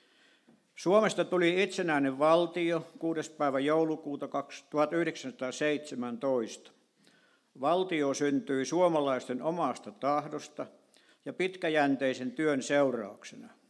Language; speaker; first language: Finnish; native; Finnish